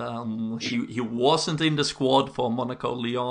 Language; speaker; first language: English; non-native, fluent; Swedish